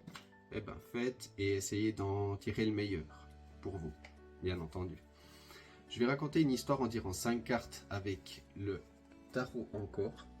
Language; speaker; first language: French; native; French